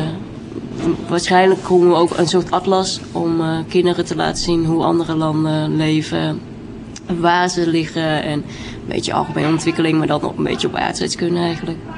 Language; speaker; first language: Dutch; early bilingual, other home language; Vietnamese